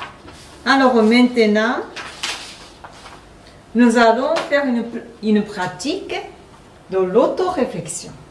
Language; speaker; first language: French; non-native, fluent; Japanese